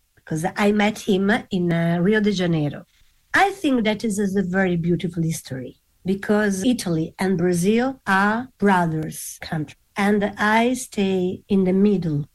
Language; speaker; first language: English; non-native, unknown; Italian